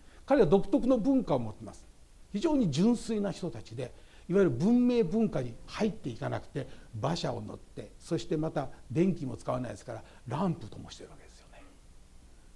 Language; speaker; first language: Japanese; native; Japanese